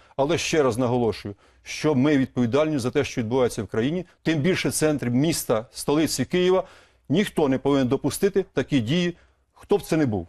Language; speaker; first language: Ukrainian; native; Ukrainian